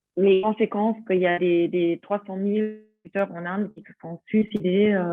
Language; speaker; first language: French; non-native, fluent; German